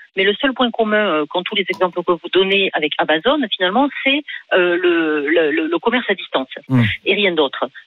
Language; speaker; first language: French; native; French